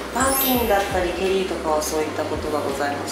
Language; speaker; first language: Japanese; native; Japanese